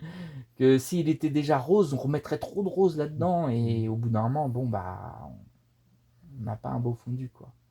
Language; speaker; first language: French; native; French